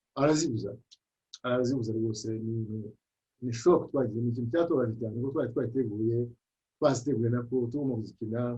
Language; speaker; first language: Kinyarwanda; early bilingual, heritage; Kinyarwanda